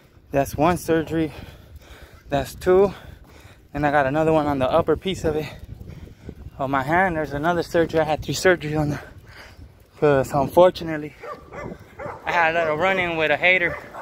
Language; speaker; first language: English; early bilingual, other home language; Spanish